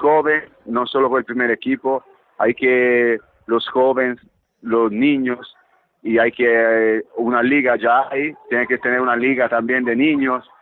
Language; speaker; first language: Spanish; early bilingual, heritage; Italian